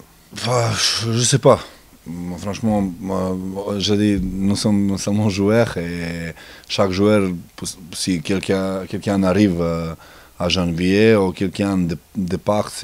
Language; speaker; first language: French; non-native, learner; Serbian